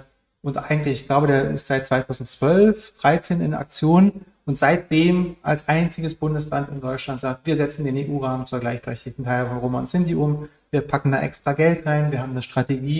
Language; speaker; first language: German; native; German